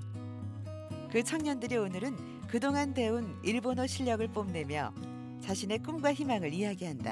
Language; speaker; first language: Korean; native; Korean